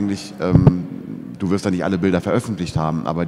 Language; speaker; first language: German; native; German